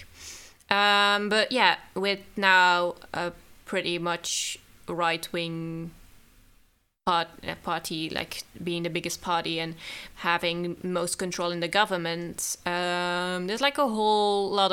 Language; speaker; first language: English; non-native, fluent; Dutch